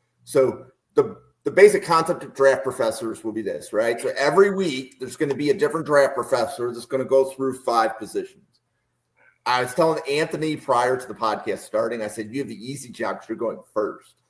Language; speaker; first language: English; native; English